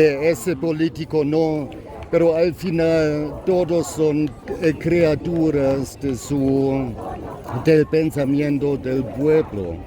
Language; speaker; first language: Spanish; non-native, fluent; German